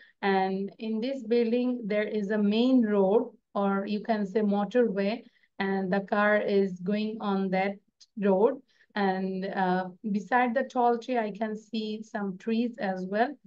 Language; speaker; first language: English; non-native, local second language; Bangla